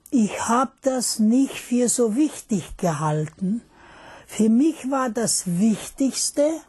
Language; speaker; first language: German; non-native, fluent; Russian